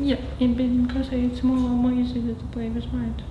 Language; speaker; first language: English; non-native, learner; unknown